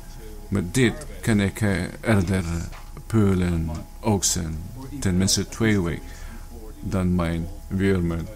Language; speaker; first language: Dutch; non-native, learner; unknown